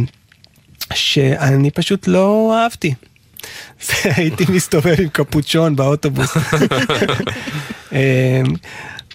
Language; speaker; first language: Hebrew; native; Hebrew